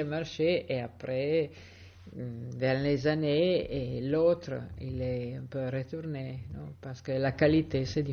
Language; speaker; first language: French; non-native, fluent; Italian